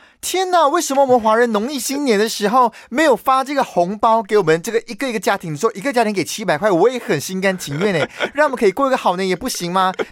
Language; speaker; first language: Chinese; native; Chinese